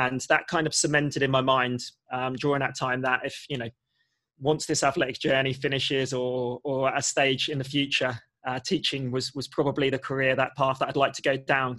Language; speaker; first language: English; native; English